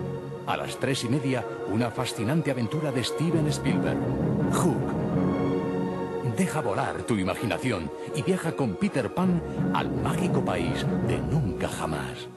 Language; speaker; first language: Spanish; native; Spanish